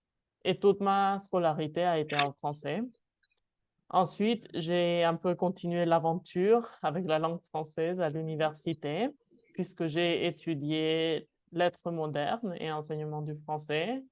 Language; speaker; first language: French; non-native, fluent; Spanish